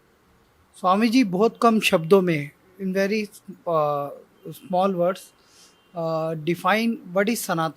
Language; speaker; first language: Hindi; native; Hindi